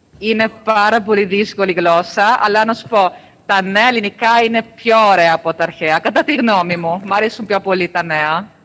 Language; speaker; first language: Greek; non-native, fluent; Italian